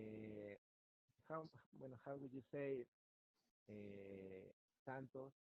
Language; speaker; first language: English; non-native, learner; Spanish